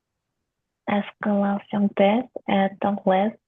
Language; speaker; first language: French; non-native, learner; Korean